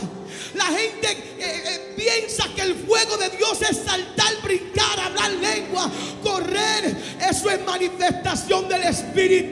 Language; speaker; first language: Spanish; native; Spanish